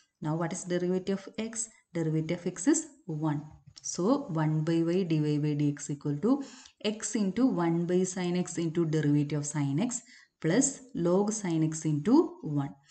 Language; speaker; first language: English; non-native, local second language; Malayalam